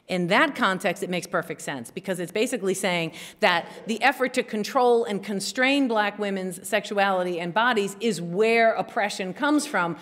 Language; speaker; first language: English; native; English